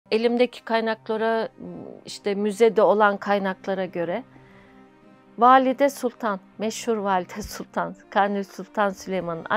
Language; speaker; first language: Turkish; native; Turkish